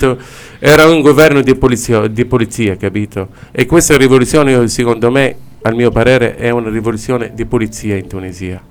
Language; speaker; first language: Italian; non-native, learner; Arabic